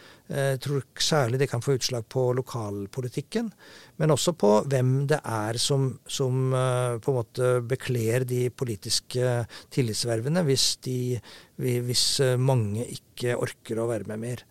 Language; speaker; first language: Norwegian; native; Norwegian